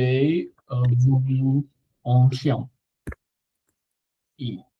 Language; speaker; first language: French; non-native, learner; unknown